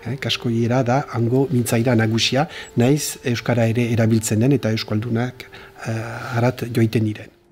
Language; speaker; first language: Basque; native; Basque